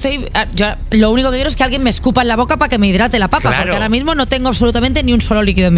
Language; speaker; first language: Spanish; native; Spanish